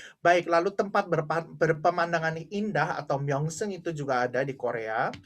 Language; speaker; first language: Indonesian; native; Indonesian